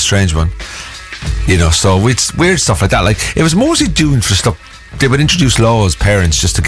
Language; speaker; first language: English; native; English